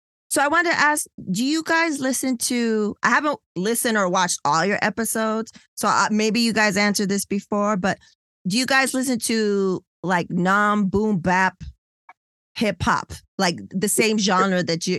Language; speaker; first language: English; native; English